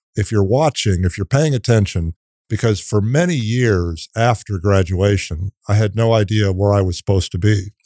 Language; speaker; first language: English; native; English